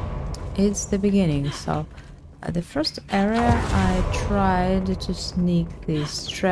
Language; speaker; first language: English; non-native, learner; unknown